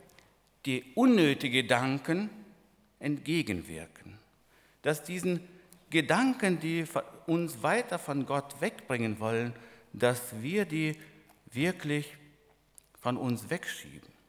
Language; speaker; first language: German; non-native, fluent; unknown